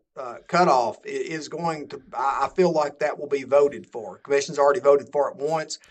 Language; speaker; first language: English; native; English